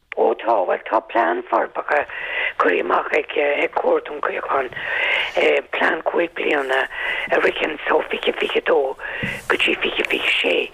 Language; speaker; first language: Irish; native; Irish